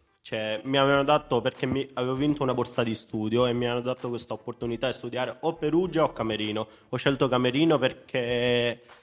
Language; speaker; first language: Italian; non-native, fluent; Hindi